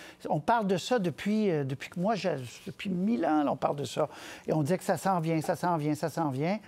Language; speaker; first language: French; native; French